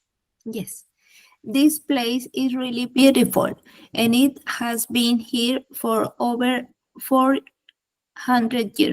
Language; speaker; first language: English; non-native, learner; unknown